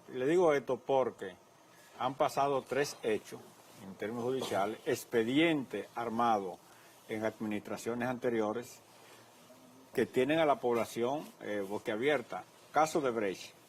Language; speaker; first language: Spanish; native; Spanish